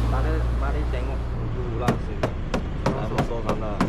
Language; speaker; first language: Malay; non-native, local second language; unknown